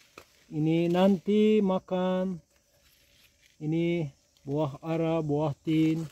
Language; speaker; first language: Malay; non-native, learner; Turkish